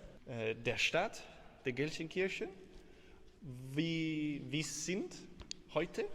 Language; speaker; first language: German; non-native, learner; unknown